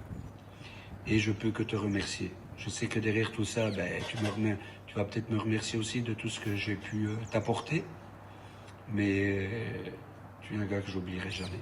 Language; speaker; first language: French; native; French